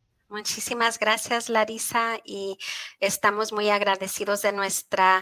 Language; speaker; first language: Spanish; early bilingual, heritage; Spanish